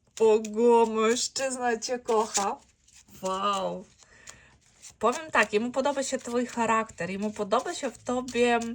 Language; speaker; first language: Polish; non-native, fluent; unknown